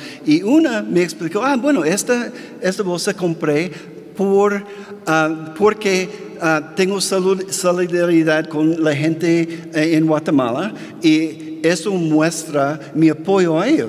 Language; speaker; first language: Spanish; non-native, fluent; English